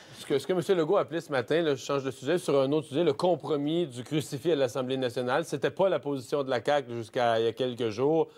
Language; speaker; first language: French; native; French